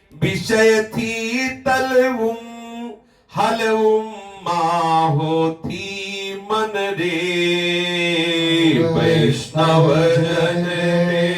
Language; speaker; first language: Hindi; native; Hindi